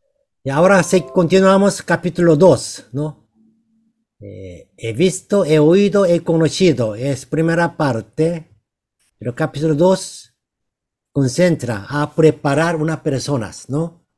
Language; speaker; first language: Spanish; non-native, learner; Korean